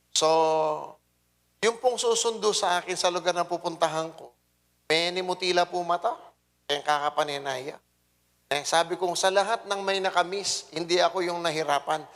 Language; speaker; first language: Filipino; non-native, local second language; Pampanga